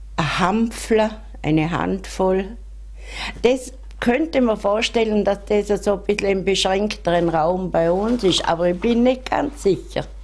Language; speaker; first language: German; native; German